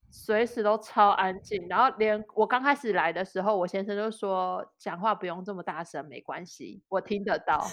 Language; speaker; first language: Chinese; native; Chinese